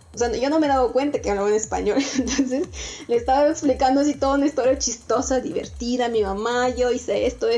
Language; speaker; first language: Spanish; non-native, fluent; Russian